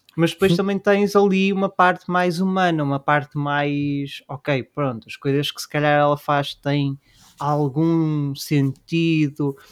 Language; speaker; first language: Portuguese; native; Portuguese